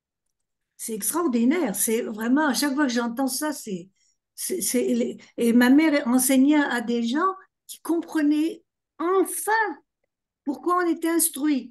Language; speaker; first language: French; native; French